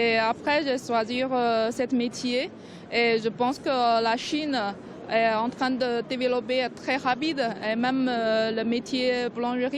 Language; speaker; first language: French; non-native, learner; Chinese